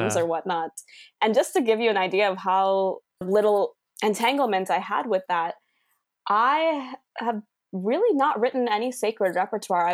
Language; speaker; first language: English; native; English